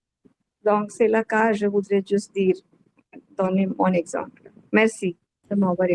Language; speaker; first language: French; non-native, learner; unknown